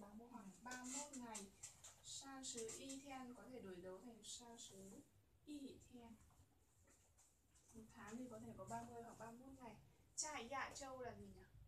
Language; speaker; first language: Chinese; non-native, learner; Vietnamese